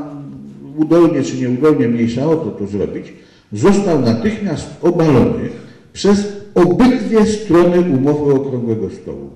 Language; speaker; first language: Polish; native; Polish